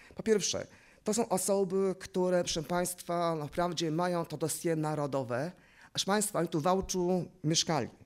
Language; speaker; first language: Polish; native; Polish